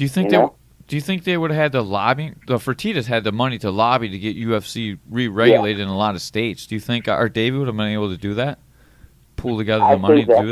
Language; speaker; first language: English; native; English